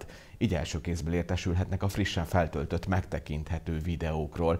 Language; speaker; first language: Hungarian; native; Hungarian